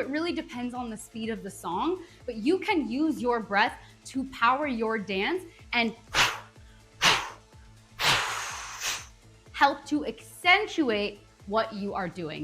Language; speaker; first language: English; native; English